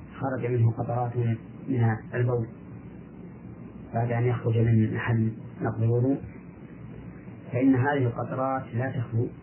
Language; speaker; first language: Arabic; native; Arabic